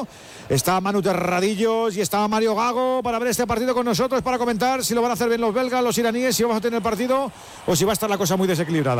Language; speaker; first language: Spanish; native; Spanish